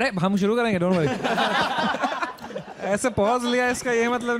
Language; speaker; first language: Hindi; native; Hindi